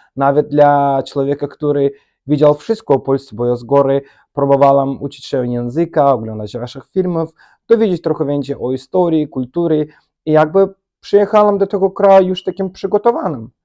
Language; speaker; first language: Polish; non-native, learner; Azerbaijani